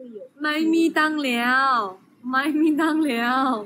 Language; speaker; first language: English; non-native, learner; Chinese